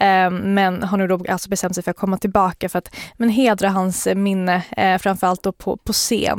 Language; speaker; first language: Swedish; native; Swedish